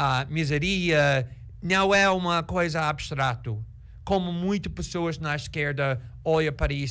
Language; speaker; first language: Portuguese; non-native, fluent; English